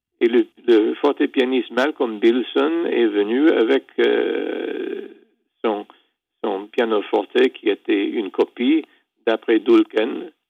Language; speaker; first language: French; non-native, fluent; English